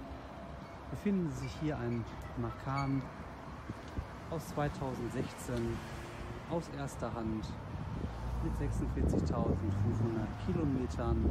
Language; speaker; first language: German; native; German